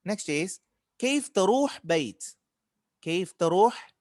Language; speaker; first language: Arabic; non-native, fluent; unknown